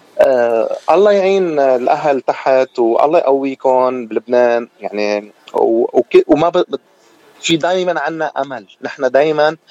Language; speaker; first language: Arabic; native; Arabic